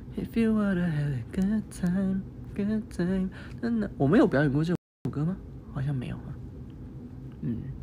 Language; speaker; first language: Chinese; early bilingual, heritage; Chinese